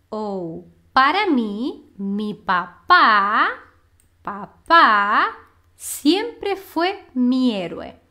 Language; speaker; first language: Portuguese; non-native, fluent; Spanish